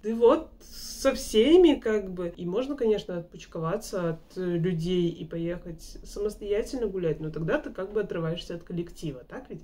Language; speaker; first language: Russian; native; Russian